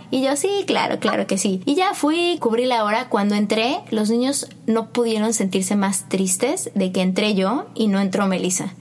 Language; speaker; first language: Spanish; native; Spanish